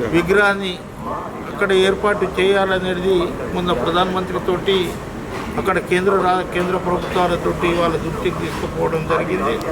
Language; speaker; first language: Telugu; non-native, local second language; Lambadi